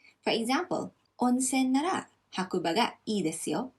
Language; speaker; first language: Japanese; non-native, fluent; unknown